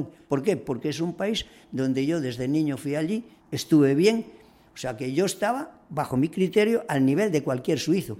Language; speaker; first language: Spanish; native; Spanish